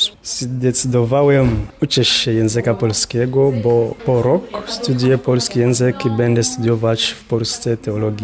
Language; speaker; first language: Polish; non-native, learner; Kinyarwanda